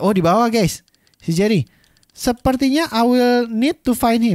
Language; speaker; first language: English; non-native, learner; Indonesian